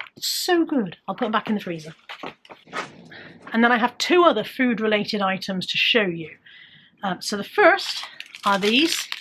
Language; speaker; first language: English; native; English